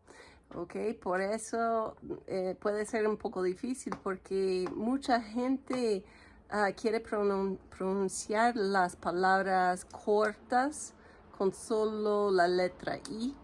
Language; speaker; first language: Spanish; non-native, fluent; English